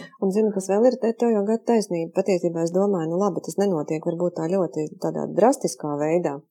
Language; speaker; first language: Latvian; native; Latvian